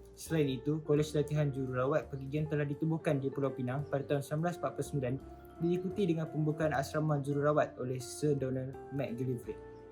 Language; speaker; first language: Malay; native; Malay